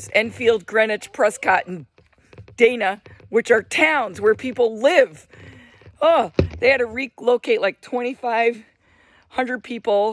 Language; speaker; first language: English; native; English